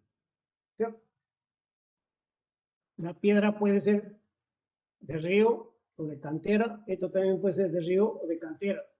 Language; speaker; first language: Spanish; native; Spanish